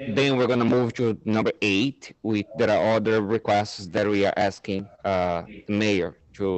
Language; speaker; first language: English; non-native, fluent; Portuguese